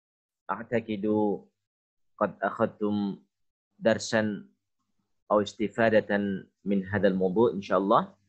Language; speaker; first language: Arabic; non-native, fluent; Indonesian